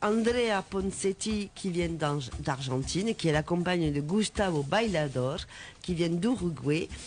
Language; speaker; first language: French; native; French